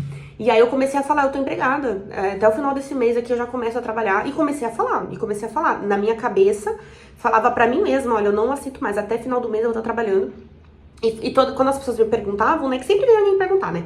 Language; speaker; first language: Portuguese; native; Portuguese